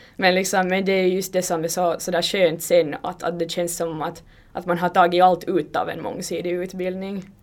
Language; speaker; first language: Swedish; native; Swedish